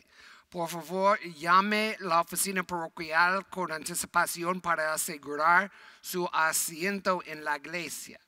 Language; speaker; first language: Spanish; non-native, fluent; English